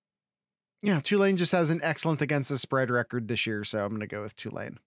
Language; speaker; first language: English; native; English